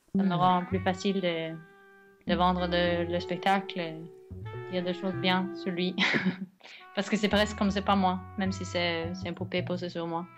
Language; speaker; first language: French; non-native, learner; Norwegian